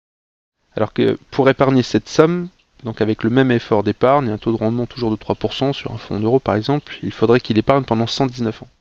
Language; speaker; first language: French; native; French